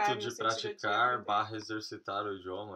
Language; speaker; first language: Portuguese; native; Portuguese